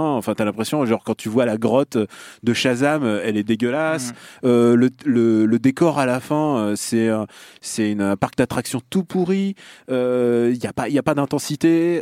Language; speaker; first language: French; non-native, fluent; Russian